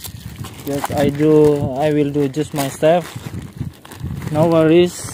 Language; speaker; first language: English; non-native, learner; Malay